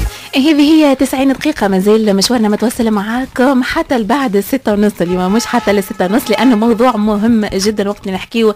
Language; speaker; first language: Arabic; native; Arabic